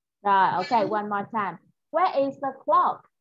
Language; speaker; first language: English; non-native, fluent; Vietnamese